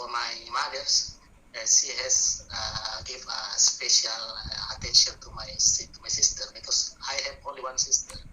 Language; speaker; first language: English; non-native, learner; Indonesian